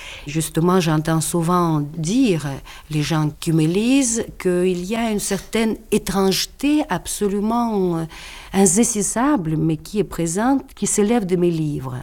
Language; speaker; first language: French; non-native, fluent; Russian